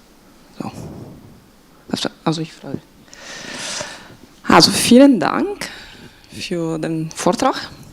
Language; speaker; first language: German; non-native, fluent; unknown